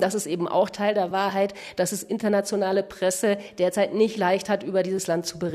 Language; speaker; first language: German; native; German